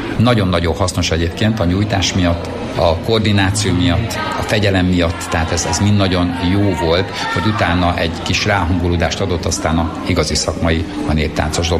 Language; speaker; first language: Hungarian; native; Hungarian